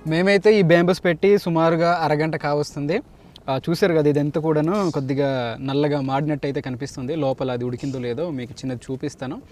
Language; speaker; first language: Telugu; native; Telugu